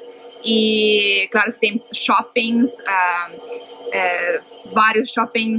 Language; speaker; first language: Portuguese; non-native, fluent; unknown